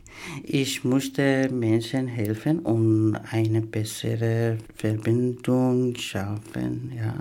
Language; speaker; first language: German; non-native, learner; Persian